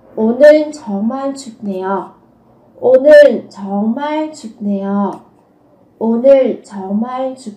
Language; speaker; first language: Korean; non-native, fluent; Vietnamese